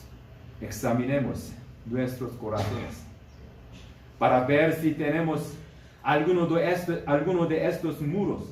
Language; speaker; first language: Spanish; non-native, learner; Korean